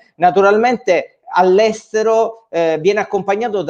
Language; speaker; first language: Italian; native; Italian